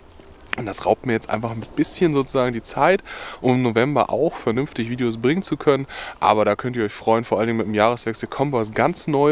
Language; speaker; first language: German; native; German